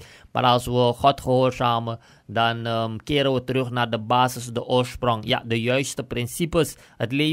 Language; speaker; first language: Dutch; native; Dutch